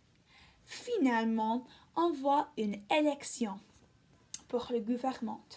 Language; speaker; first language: French; non-native, learner; English